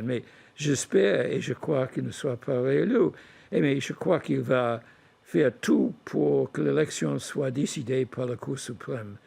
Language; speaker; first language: French; non-native, fluent; English